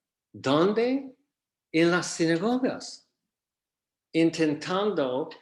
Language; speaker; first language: Spanish; non-native, fluent; English